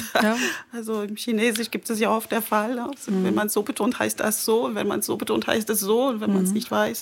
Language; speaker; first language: German; non-native, fluent; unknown